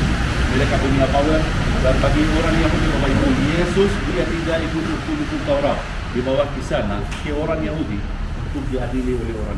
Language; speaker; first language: Indonesian; non-native, fluent; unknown